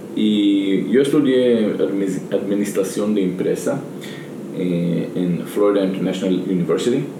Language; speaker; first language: Spanish; non-native, learner; Hebrew